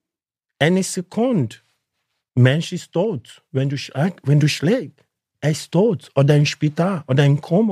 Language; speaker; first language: German; non-native, learner; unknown